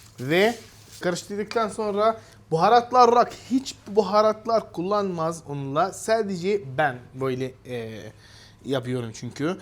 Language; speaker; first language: Turkish; non-native, fluent; Arabic